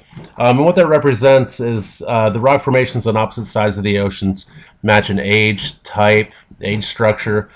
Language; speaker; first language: English; native; English